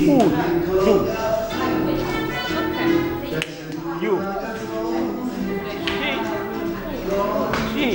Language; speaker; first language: Italian; non-native, learner; Russian